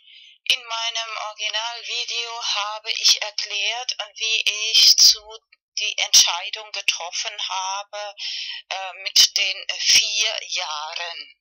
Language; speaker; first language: German; non-native, learner; Spanish